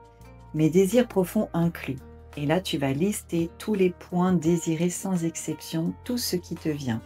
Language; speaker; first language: French; native; French